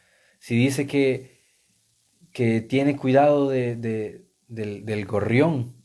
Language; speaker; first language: Spanish; native; Spanish